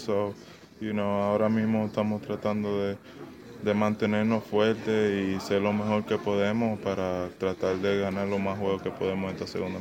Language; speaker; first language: Spanish; early bilingual, heritage; Spanish